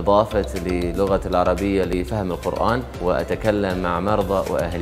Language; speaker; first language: Arabic; non-native, fluent; Bosnian